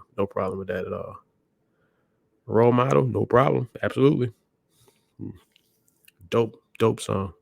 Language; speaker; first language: English; native; English